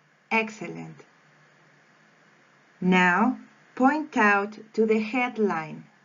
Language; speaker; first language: English; non-native, fluent; Spanish